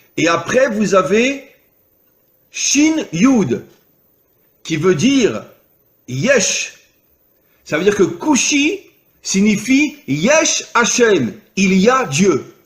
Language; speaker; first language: French; native; French